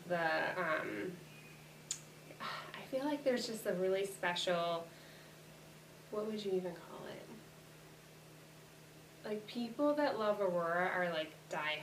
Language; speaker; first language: English; native; English